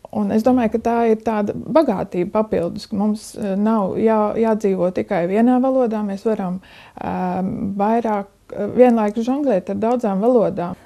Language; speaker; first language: Latvian; native; Latvian